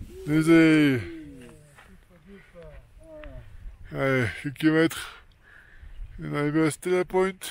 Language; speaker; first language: French; native; French